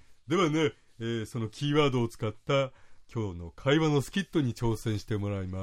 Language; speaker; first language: Japanese; native; Japanese